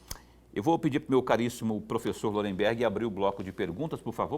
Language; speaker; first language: Portuguese; native; Portuguese